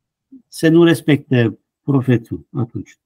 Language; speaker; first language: Romanian; non-native, fluent; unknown